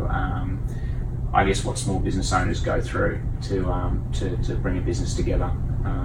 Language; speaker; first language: English; native; English